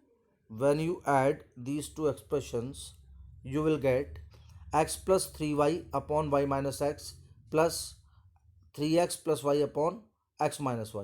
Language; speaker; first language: English; non-native, local second language; Hindi